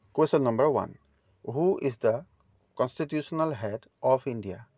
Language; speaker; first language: English; non-native, local second language; Assamese